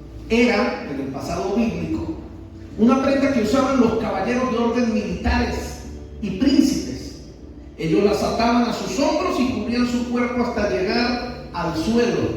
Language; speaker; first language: Spanish; native; Spanish